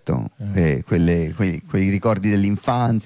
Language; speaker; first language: Italian; native; Italian